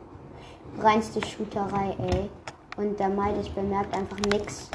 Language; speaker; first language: German; native; German